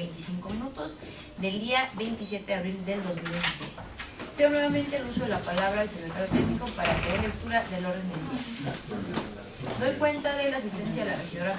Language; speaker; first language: Spanish; native; Spanish